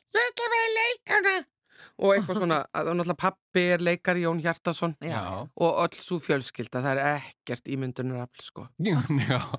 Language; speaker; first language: Icelandic; native; Icelandic